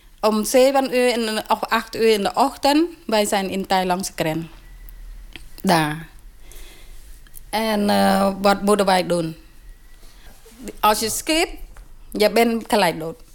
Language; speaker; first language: Dutch; non-native, learner; Khmer